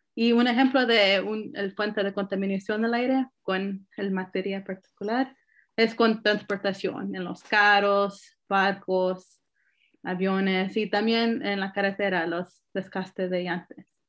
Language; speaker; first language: Spanish; early bilingual, heritage; Spanish